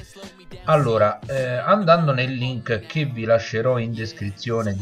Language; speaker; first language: Italian; native; Italian